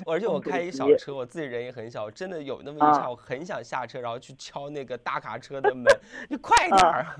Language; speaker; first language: Chinese; native; Chinese